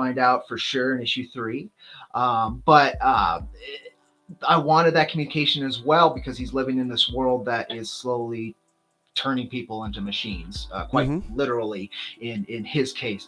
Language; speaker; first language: English; native; English